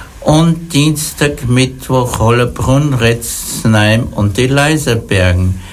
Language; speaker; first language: German; native; German